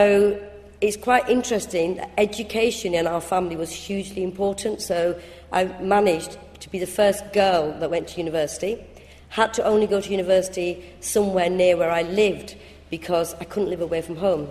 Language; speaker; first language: English; early bilingual, other home language; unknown